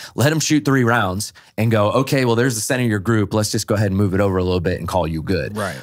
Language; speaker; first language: English; native; English